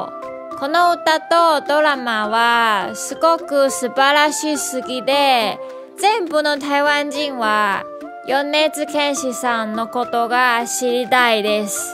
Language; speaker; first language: Japanese; non-native, learner; Chinese